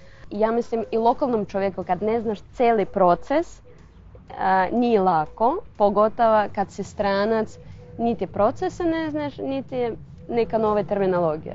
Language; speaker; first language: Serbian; non-native, fluent; Russian